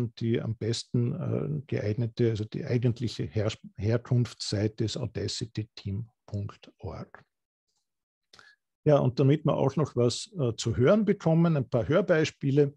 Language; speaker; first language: German; native; German